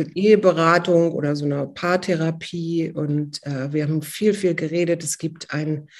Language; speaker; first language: German; native; German